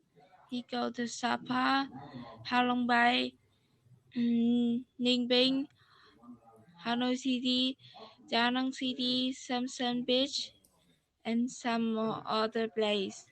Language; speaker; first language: English; non-native, learner; Vietnamese